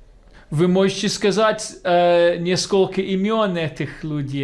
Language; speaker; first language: Russian; non-native, fluent; English